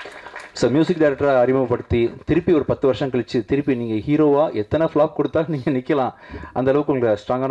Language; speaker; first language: Tamil; native; Tamil